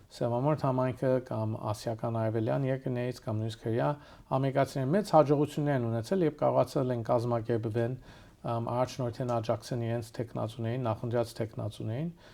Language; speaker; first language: Armenian; early bilingual, heritage; Armenian